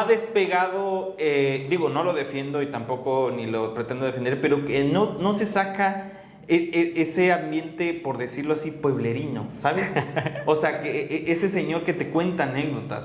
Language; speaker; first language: Spanish; native; Spanish